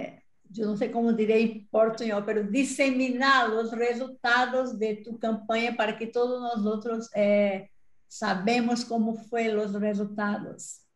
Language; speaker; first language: Spanish; non-native, learner; Portuguese